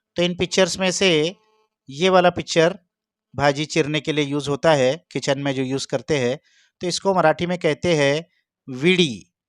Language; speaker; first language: Hindi; non-native, local second language; Marathi